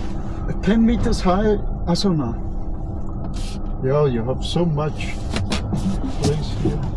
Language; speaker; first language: English; non-native, learner; German